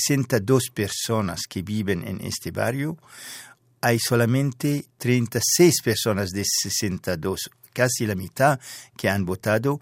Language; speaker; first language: Spanish; non-native, fluent; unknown